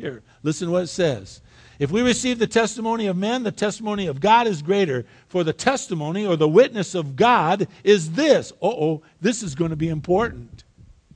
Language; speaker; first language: English; native; English